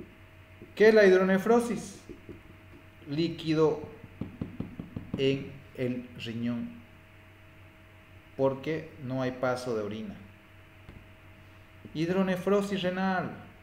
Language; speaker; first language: Spanish; native; Spanish